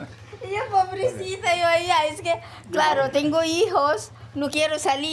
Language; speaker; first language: Spanish; non-native, learner; Filipino